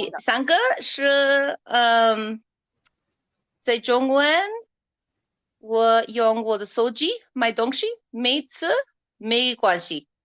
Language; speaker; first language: Chinese; non-native, learner; English